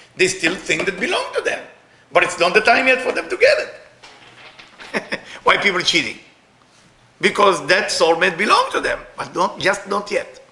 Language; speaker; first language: English; non-native, fluent; Hebrew